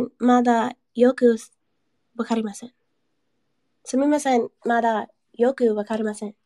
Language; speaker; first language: Japanese; non-native, learner; English